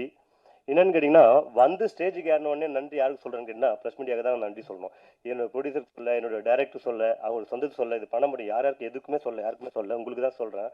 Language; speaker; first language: Tamil; native; Tamil